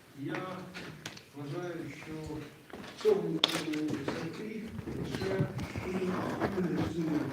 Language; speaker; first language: Ukrainian; non-native, local second language; Russian